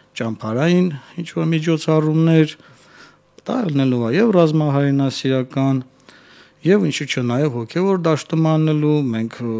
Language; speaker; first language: Armenian; native; Armenian